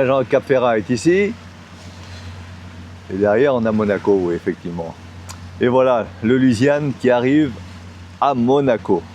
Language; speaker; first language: French; native; French